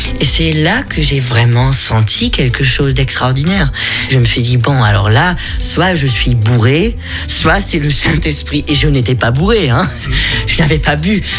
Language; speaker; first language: French; non-native, fluent; German